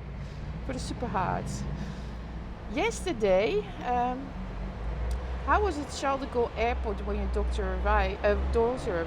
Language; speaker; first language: English; non-native, fluent; Dutch